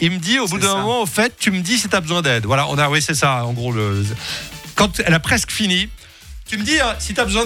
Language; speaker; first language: French; native; French